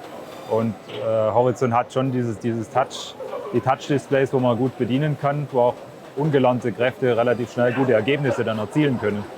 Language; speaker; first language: German; native; German